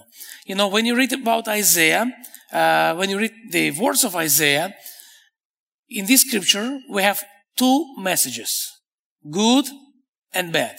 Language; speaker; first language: English; non-native, fluent; Hebrew